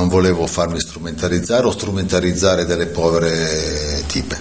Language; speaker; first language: Italian; native; Italian